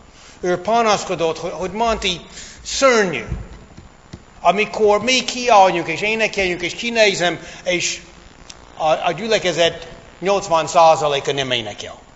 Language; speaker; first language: Hungarian; non-native, fluent; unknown